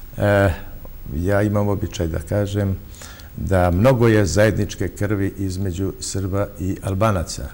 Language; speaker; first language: Bosnian; non-native, local second language; Albanian